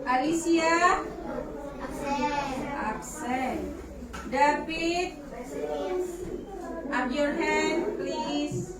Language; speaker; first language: English; non-native, learner; Indonesian